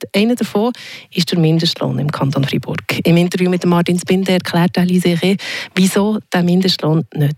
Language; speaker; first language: German; native; German